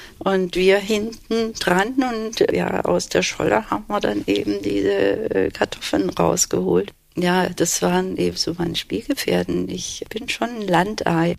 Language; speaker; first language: German; early bilingual, other home language; Turkish